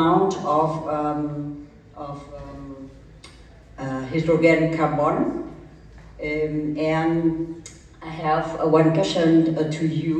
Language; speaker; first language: English; early bilingual, other home language; German